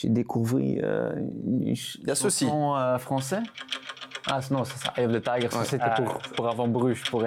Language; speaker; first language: French; non-native, local second language; Dutch